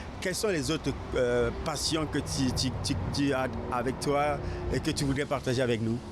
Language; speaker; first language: French; non-native, learner; Thai